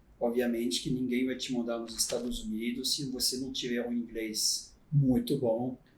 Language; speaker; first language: Portuguese; non-native, fluent; French